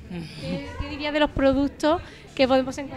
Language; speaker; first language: Spanish; native; Spanish